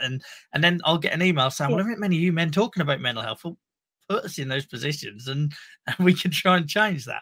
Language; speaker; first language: English; native; English